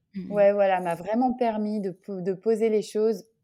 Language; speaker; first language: French; native; French